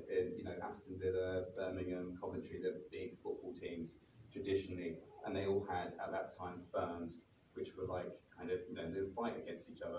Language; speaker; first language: English; native; English